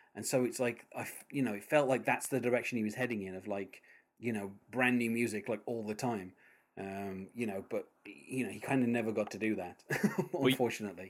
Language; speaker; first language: English; native; English